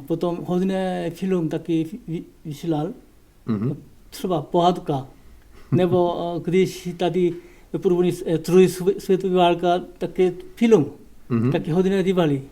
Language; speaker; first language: Czech; non-native, learner; Korean